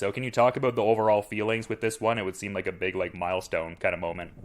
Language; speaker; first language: English; native; English